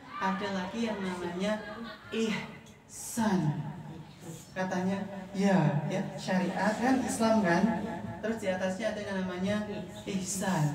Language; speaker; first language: Indonesian; non-native, fluent; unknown